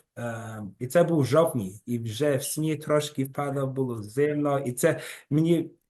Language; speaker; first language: Ukrainian; early bilingual, heritage; Ukrainian